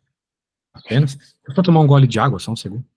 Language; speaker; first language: Portuguese; native; Portuguese